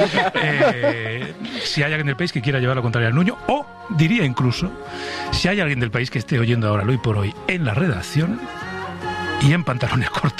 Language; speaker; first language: Spanish; native; Spanish